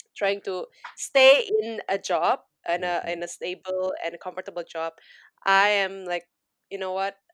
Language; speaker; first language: English; non-native, fluent; Indonesian